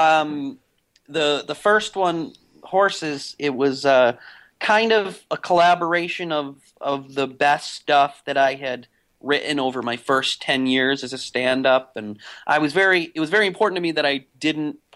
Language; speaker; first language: English; native; English